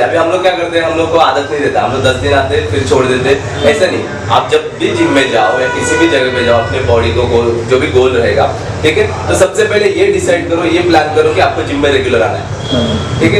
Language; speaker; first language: Hindi; native; Hindi